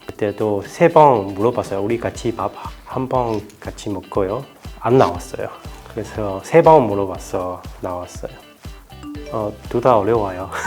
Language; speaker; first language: Korean; non-native, learner; Chinese